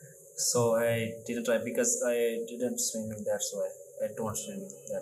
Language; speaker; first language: English; non-native, learner; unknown